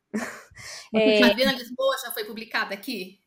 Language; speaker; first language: Portuguese; native; Portuguese